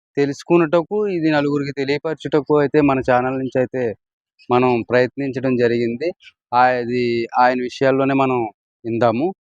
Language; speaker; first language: Telugu; native; Telugu